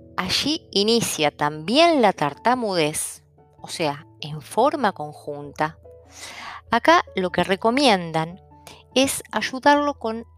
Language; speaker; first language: Spanish; early bilingual, other home language; Italian